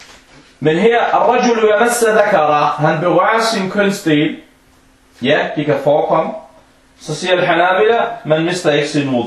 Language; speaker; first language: Danish; early bilingual, other home language; Arabic